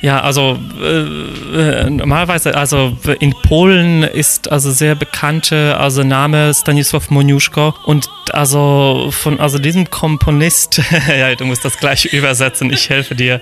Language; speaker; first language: German; non-native, fluent; Polish